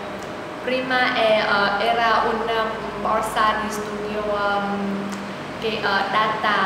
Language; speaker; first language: Italian; non-native, learner; Vietnamese